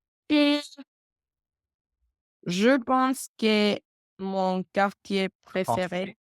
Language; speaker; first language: French; non-native, learner; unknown